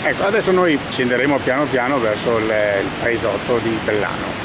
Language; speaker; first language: Italian; native; Italian